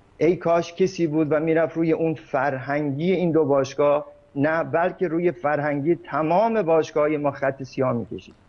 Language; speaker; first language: Persian; native; Persian